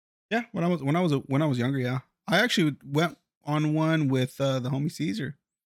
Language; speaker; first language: English; early bilingual, other home language; Spanish